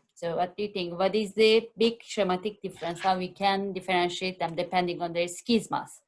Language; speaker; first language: English; non-native, fluent; Turkish